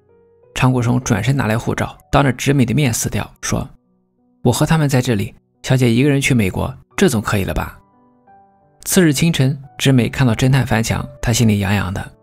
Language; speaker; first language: Chinese; native; Chinese